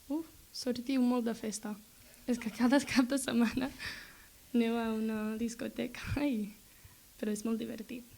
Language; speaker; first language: Catalan; non-native, learner; English